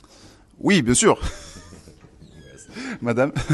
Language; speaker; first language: French; native; French